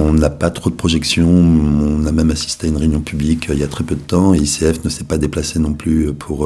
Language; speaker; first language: French; native; French